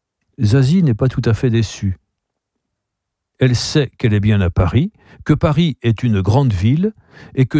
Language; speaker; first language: French; native; French